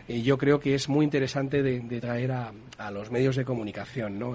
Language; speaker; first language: Spanish; native; Spanish